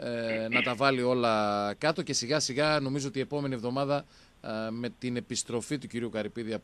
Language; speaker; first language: Greek; native; Greek